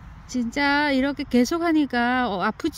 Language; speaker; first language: Korean; non-native, learner; Vietnamese